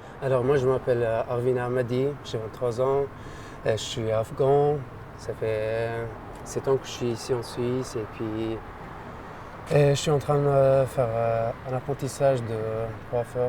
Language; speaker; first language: French; non-native, fluent; Persian